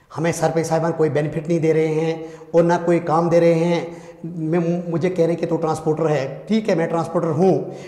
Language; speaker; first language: Hindi; native; Hindi